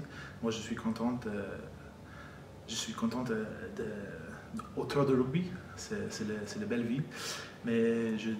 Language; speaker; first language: French; non-native, fluent; English